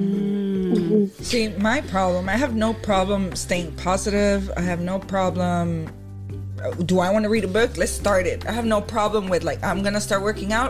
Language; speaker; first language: English; early bilingual, other home language; Spanish